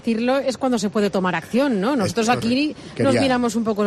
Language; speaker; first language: Spanish; native; Spanish